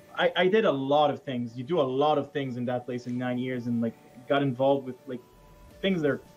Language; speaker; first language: English; non-native, fluent; Hebrew